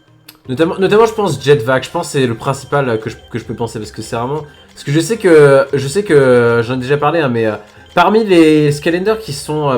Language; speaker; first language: French; native; French